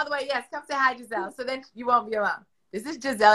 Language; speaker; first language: English; native; English